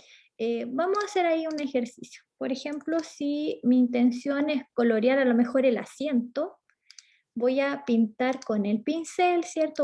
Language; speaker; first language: Spanish; native; Spanish